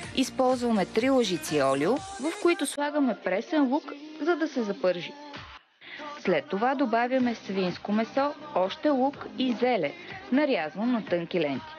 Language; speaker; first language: Bulgarian; non-native, fluent; Korean